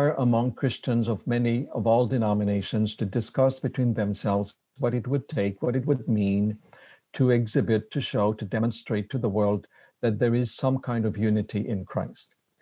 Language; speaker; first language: English; non-native, fluent; French